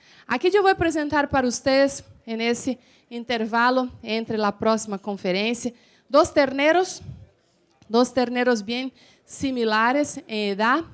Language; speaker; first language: Spanish; non-native, fluent; Portuguese